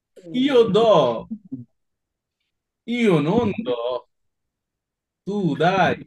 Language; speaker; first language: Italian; non-native, fluent; Bangla